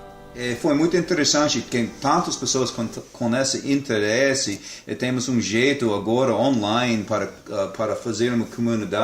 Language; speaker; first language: Portuguese; non-native, fluent; English